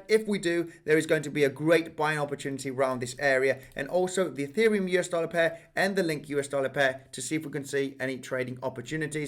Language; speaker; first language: English; native; English